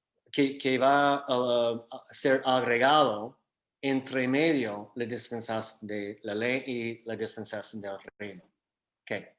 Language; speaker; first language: Spanish; non-native, fluent; English